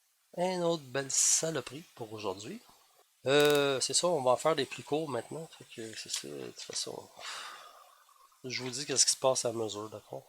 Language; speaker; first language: French; native; French